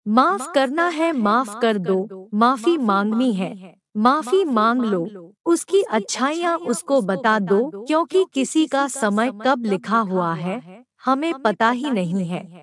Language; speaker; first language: Hindi; non-native, local second language; Punjabi